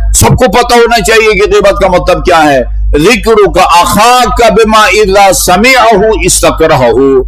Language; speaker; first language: Urdu; non-native, local second language; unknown